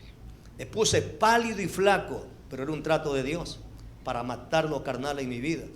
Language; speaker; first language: Spanish; native; Spanish